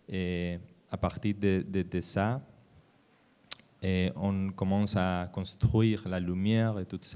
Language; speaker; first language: French; non-native, learner; Spanish